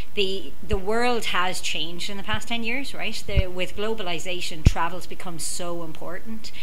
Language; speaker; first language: English; native; English